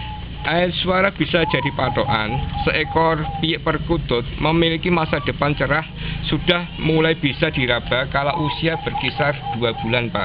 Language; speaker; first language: Indonesian; non-native, local second language; Javanese